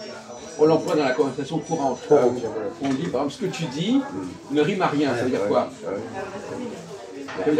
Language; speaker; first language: French; native; French